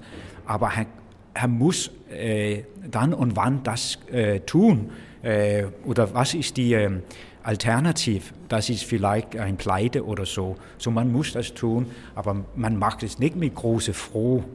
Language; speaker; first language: German; non-native, fluent; Danish